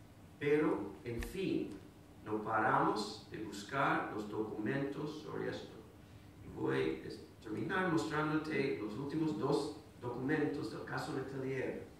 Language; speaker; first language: Spanish; non-native, fluent; English